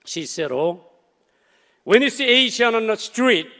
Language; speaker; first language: English; non-native, fluent; Korean